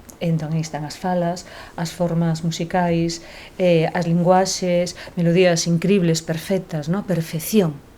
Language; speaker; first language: Galician; non-native, local second language; Spanish